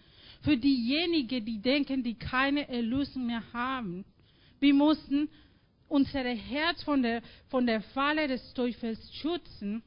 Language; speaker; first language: German; non-native, fluent; Spanish